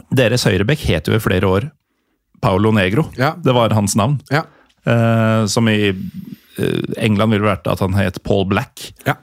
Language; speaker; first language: Norwegian; native; Norwegian